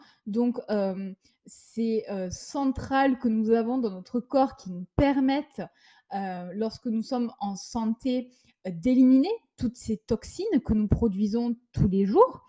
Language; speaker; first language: French; native; French